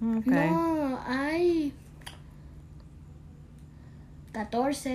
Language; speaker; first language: Spanish; early bilingual, heritage; Spanish